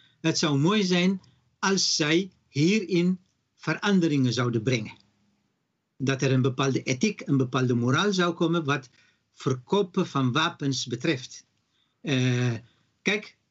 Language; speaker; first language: Dutch; non-native, fluent; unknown